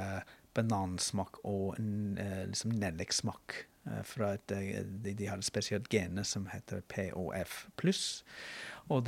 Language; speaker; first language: Norwegian; non-native, fluent; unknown